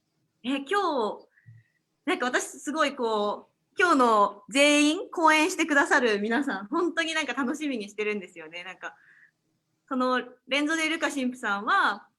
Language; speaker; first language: Japanese; native; Japanese